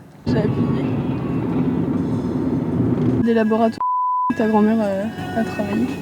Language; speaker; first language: French; native; French